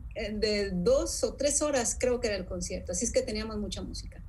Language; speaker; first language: Spanish; native; Spanish